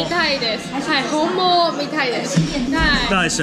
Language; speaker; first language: Japanese; non-native, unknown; Chinese